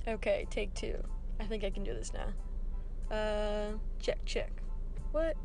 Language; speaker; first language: English; native; English